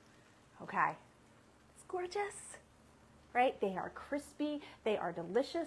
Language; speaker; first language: English; native; English